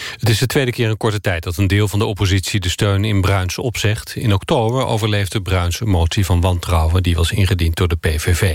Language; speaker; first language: Dutch; native; Dutch